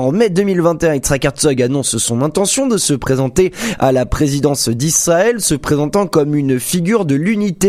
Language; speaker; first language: French; native; French